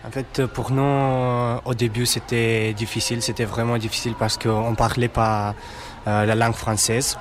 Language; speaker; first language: French; non-native, learner; Romanian